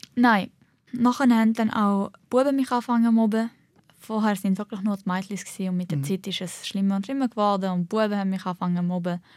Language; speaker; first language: German; early bilingual, heritage; Arabic